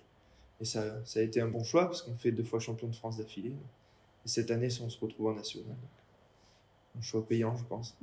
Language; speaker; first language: French; native; French